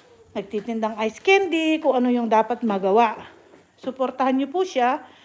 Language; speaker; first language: Filipino; native; Filipino